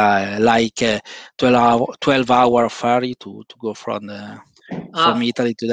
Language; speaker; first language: English; non-native, fluent; Italian